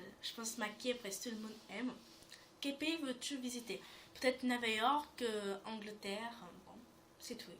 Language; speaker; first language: French; native; French